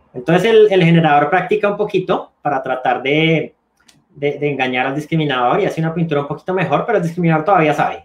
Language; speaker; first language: Spanish; native; Spanish